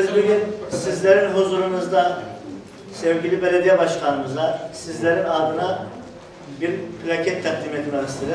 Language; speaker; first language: Turkish; native; Turkish